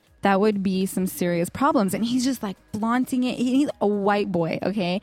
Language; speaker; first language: English; early bilingual, other home language; Persian